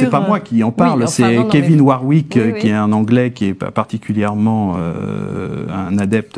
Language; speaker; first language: French; native; French